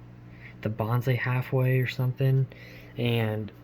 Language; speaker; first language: English; native; English